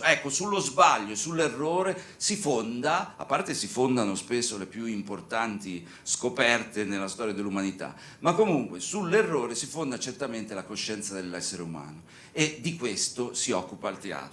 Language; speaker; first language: Italian; native; Italian